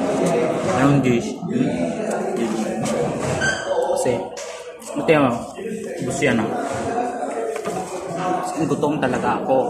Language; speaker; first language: Filipino; native; Filipino